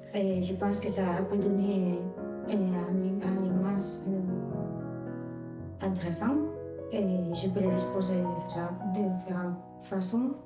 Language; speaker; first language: French; non-native, fluent; Spanish